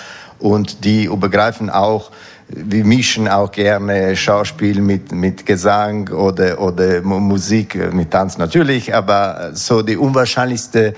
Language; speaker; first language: German; non-native, fluent; Italian